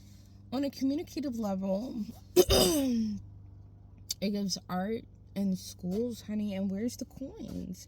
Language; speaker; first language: English; native; English